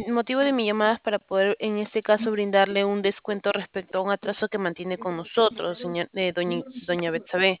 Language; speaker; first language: Spanish; native; Spanish